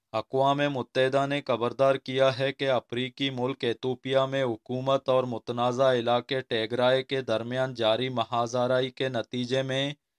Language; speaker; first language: Urdu; non-native, local second language; Baluchi